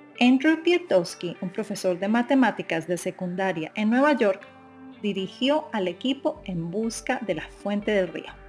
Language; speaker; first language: Spanish; native; Spanish